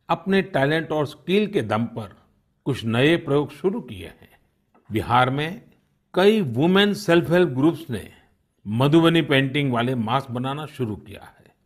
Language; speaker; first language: Hindi; non-native, local second language; Gujarati